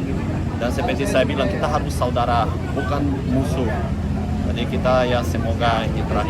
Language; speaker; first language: Indonesian; non-native, fluent; Portuguese